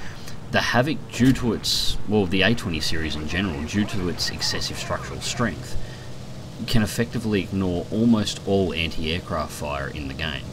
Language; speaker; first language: English; native; English